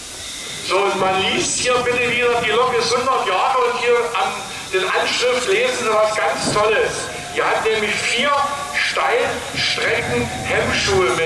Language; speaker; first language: German; native; German